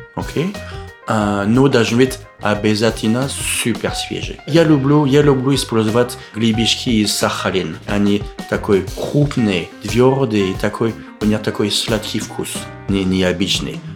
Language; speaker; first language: Russian; non-native, learner; French